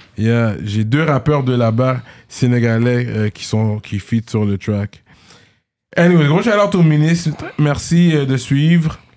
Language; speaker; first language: French; native; French